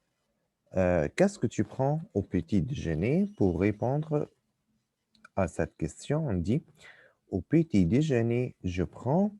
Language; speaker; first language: French; non-native, fluent; Arabic